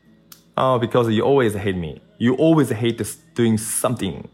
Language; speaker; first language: English; non-native, learner; Korean